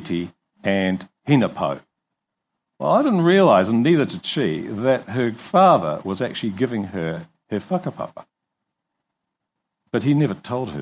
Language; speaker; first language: English; native; English